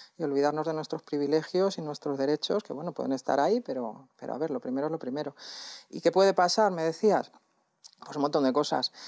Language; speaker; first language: Spanish; native; Spanish